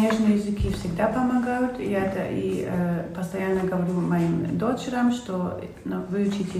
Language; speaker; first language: Russian; non-native, fluent; German